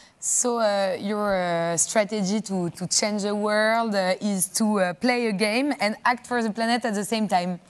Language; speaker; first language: English; non-native, fluent; French